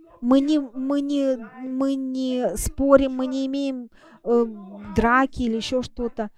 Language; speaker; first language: Russian; non-native, fluent; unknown